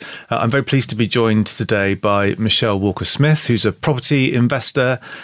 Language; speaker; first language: English; native; English